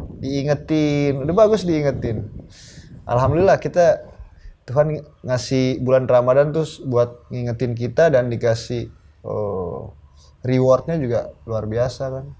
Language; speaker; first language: Indonesian; native; Indonesian